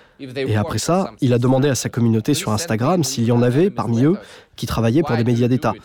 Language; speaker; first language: French; native; French